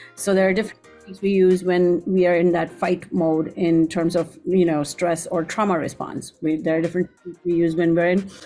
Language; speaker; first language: English; non-native, local second language; Gujarati